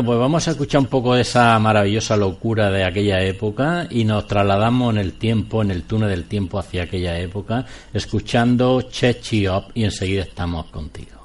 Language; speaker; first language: Spanish; native; Spanish